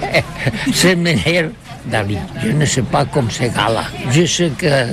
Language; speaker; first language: French; non-native, learner; Catalan